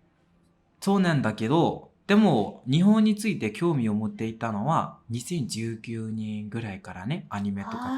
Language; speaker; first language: Japanese; non-native, fluent; Burmese